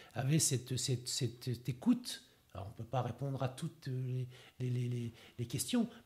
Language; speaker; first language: French; native; French